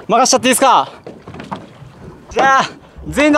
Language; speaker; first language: Japanese; native; Japanese